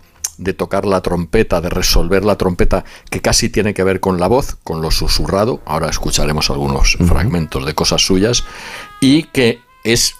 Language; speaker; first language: Spanish; native; Spanish